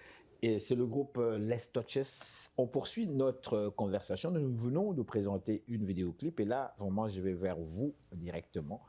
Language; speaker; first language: French; native; French